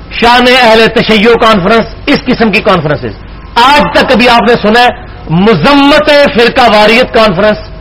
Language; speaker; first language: Urdu; non-native, local second language; Punjabi